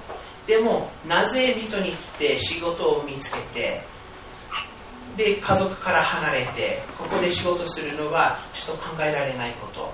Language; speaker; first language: Japanese; non-native, fluent; English